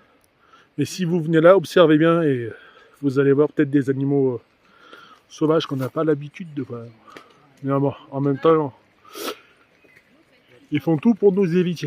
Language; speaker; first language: French; native; French